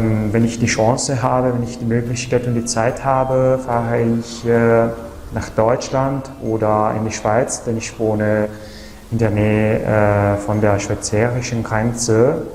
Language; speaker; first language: German; non-native, fluent; Italian